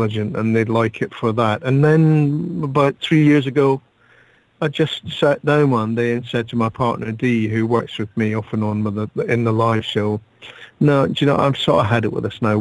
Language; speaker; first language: English; native; English